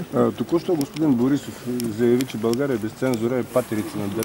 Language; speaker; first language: Bulgarian; native; Bulgarian